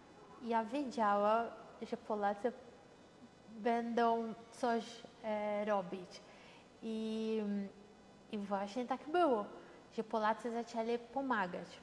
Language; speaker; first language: Polish; early bilingual, heritage; Portuguese